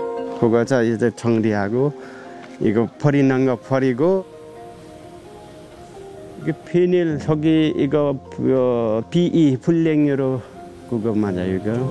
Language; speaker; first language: Korean; non-native, learner; Nepali